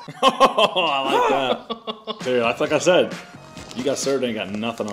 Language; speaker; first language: English; native; English